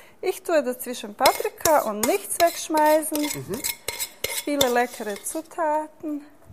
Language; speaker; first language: German; non-native, fluent; Serbian